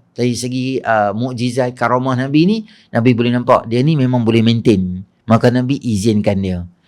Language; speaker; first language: Malay; native; Malay